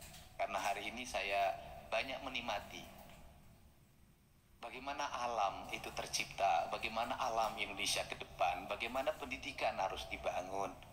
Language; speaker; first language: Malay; non-native, local second language; Sundanese